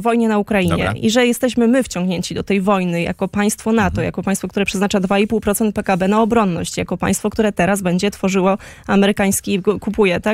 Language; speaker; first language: Polish; native; Polish